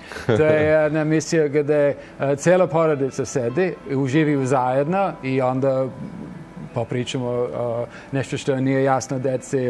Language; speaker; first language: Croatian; non-native, fluent; English